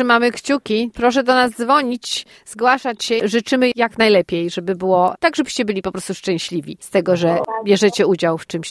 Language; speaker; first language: Polish; native; Polish